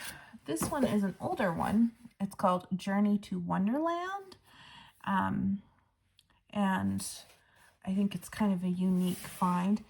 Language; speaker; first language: English; native; English